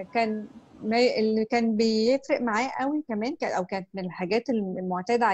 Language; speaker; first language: Arabic; native; Arabic